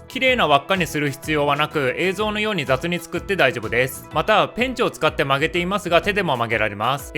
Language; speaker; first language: Japanese; native; Japanese